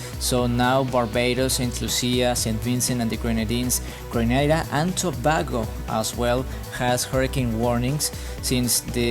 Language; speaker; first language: English; non-native, fluent; Spanish